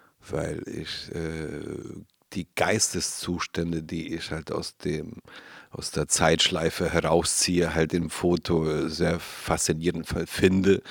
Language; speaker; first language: German; native; German